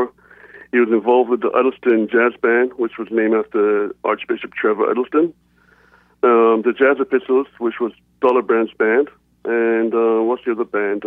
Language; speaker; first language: English; native; English